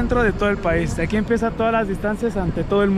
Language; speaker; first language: Spanish; native; Spanish